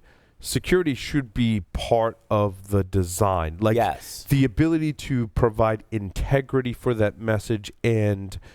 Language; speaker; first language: English; native; English